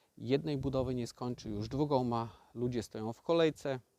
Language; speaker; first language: Polish; native; Polish